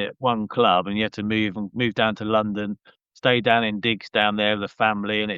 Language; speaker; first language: English; native; English